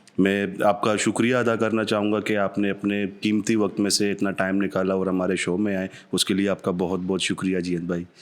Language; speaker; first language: Urdu; non-native, local second language; Baluchi